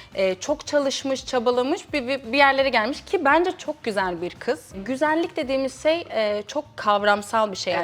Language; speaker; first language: Turkish; early bilingual, heritage; Turkish